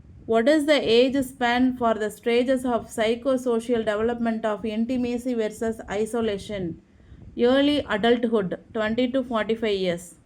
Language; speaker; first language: English; non-native, local second language; Tamil